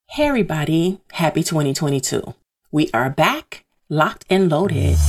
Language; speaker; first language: English; native; English